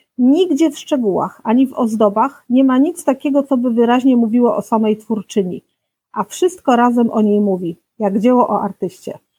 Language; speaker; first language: Polish; native; Polish